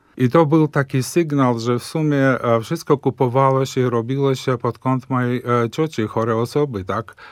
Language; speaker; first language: Polish; early bilingual, heritage; Polish